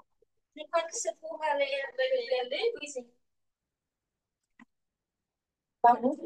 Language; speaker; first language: French; non-native, learner; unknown